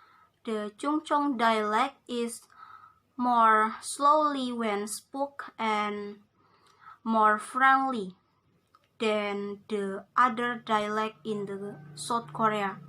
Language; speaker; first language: English; non-native, learner; Indonesian